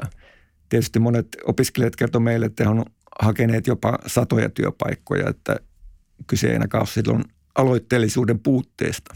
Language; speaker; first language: Finnish; native; Finnish